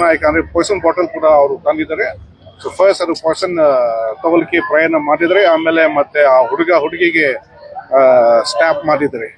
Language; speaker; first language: Kannada; non-native, fluent; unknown